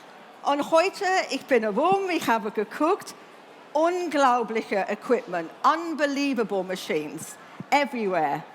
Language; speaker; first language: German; non-native, learner; English